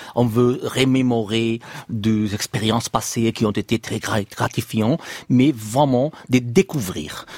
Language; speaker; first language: French; non-native, fluent; Spanish